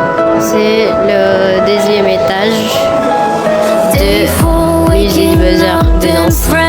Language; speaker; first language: French; non-native, learner; Indonesian